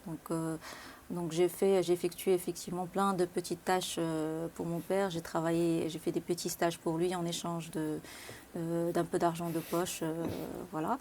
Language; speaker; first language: French; non-native, local second language; Arabic